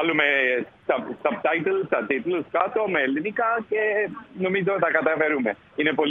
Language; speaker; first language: Greek; non-native, learner; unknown